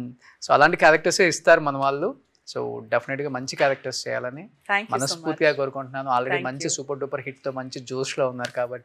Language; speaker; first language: Telugu; native; Telugu